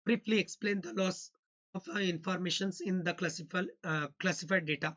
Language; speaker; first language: English; non-native, local second language; Kannada